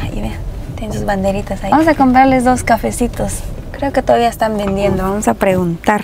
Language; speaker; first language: Spanish; native; Spanish